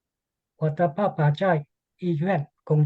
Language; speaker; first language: Chinese; non-native, learner; English